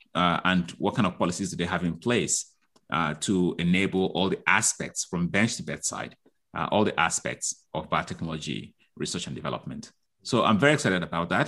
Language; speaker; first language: English; non-native, local second language; Igbo